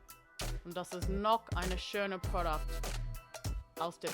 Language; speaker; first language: German; non-native, learner; English